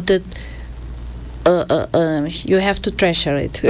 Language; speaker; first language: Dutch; non-native, local second language; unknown